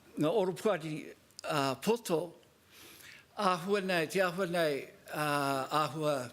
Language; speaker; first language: Māori; non-native, local second language; English